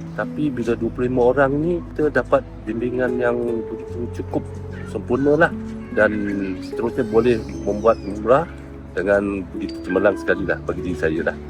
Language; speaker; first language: Malay; native; Malay